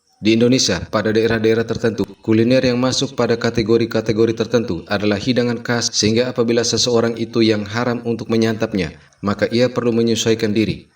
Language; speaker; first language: Indonesian; native; Indonesian